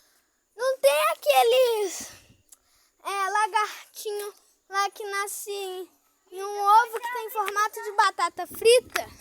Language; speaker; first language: Portuguese; native; Portuguese